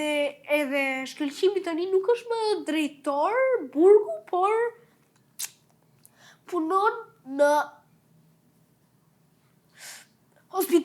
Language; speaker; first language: Albanian; early bilingual, heritage; Albanian